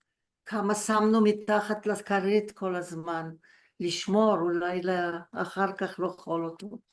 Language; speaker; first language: Hebrew; early bilingual, other home language; Polish